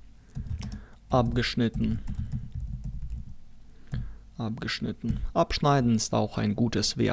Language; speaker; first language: German; non-native, fluent; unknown